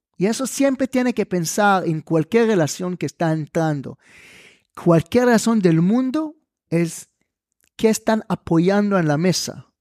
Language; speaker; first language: Spanish; non-native, fluent; Hebrew